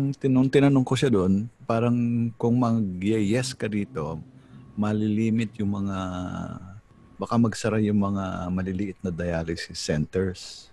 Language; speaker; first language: Filipino; native; Filipino